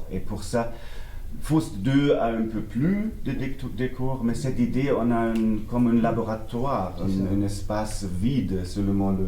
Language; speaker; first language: French; non-native, learner; German